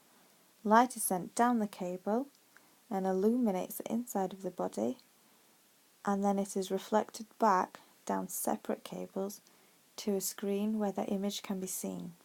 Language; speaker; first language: English; native; English